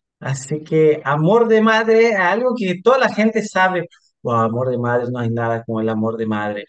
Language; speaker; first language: Spanish; non-native, fluent; Portuguese